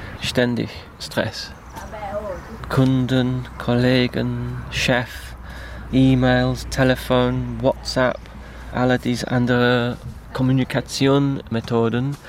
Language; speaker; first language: German; non-native, learner; English